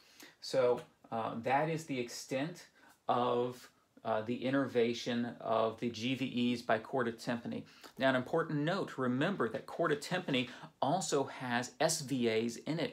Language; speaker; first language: English; native; English